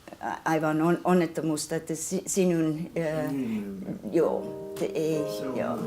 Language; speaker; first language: Finnish; non-native, learner; English